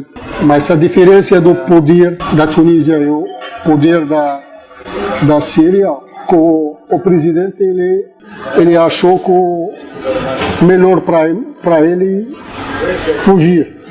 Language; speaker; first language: Portuguese; non-native, fluent; Arabic